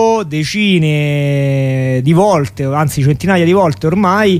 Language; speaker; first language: Italian; native; Italian